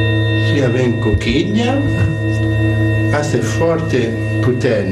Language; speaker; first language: Romanian; non-native, learner; Italian